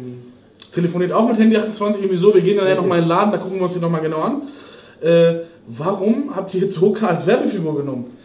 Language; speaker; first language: German; native; German